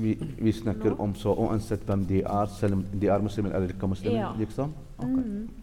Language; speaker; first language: Norwegian; non-native, learner; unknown